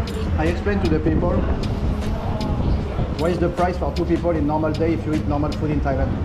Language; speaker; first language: English; non-native, learner; French